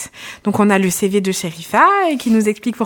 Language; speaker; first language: French; native; French